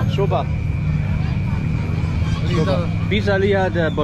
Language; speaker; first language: Indonesian; non-native, learner; German